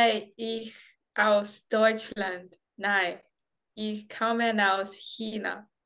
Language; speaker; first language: German; non-native, learner; Chinese